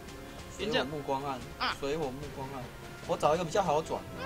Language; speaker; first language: Chinese; native; Chinese